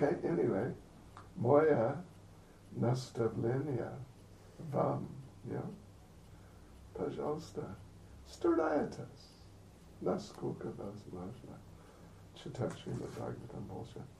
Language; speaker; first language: Russian; non-native, learner; English